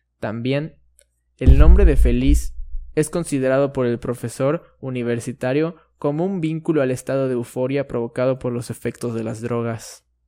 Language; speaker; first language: Spanish; native; Spanish